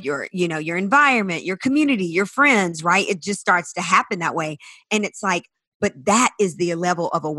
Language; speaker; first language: English; native; English